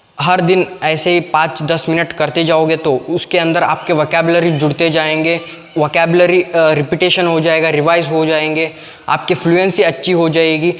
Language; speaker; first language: Hindi; non-native, local second language; Kannada